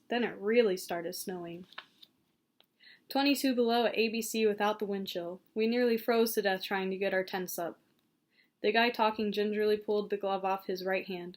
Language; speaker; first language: English; native; English